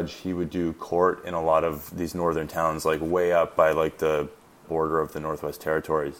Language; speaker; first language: English; native; English